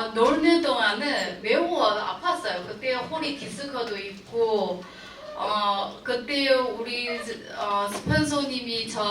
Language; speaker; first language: Korean; non-native, learner; Chinese